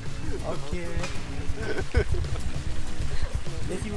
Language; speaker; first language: French; non-native, learner; Japanese